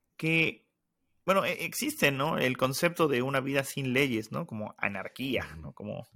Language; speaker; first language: Spanish; native; Spanish